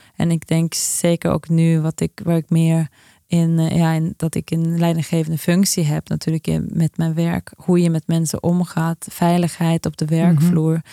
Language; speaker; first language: Dutch; non-native, fluent; Norwegian